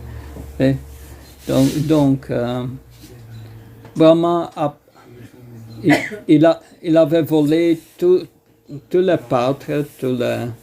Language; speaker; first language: French; non-native, fluent; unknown